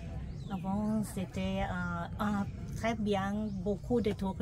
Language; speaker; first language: French; non-native, fluent; Thai